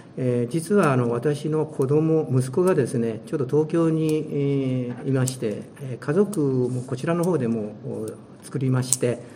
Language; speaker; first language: Japanese; native; Japanese